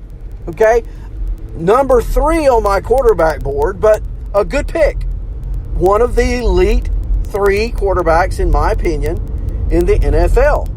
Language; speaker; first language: English; native; English